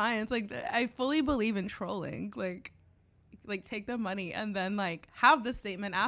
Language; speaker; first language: English; native; English